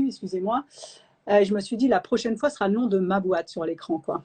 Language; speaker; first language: French; native; French